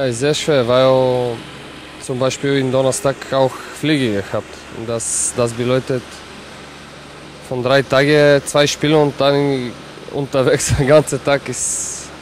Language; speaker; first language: German; non-native, learner; Bulgarian